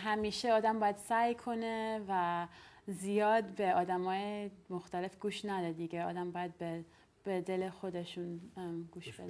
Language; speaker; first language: Persian; early bilingual, heritage; Persian